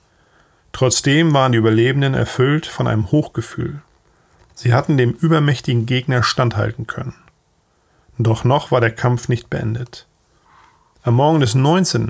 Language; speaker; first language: German; native; German